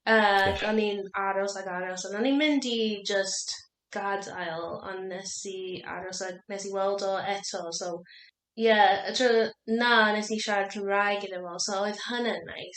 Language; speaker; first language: Welsh; non-native, learner; English